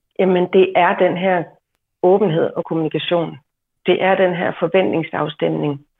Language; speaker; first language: Danish; native; Danish